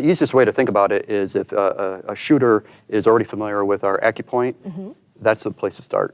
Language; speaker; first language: English; native; English